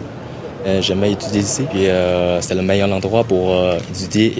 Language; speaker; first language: French; non-native, learner; Chinese